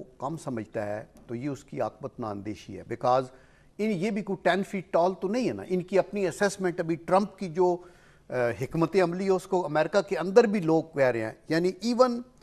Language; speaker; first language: Urdu; native; Urdu